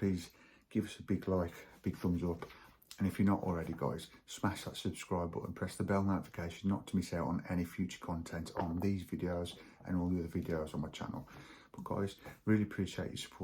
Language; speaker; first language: English; native; English